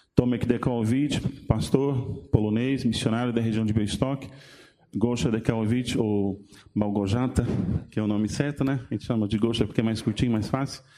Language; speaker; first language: Portuguese; native; Portuguese